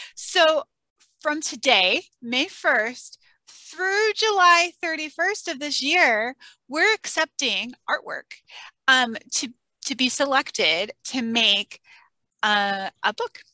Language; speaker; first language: English; native; English